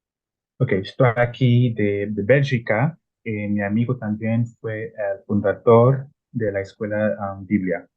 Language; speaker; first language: Spanish; non-native, learner; Italian